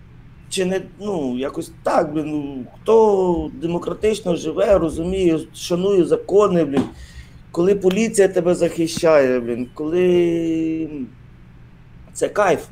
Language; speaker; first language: Ukrainian; native; Ukrainian